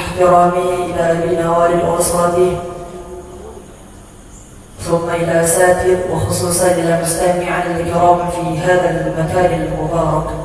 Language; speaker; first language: Arabic; non-native, learner; Achinese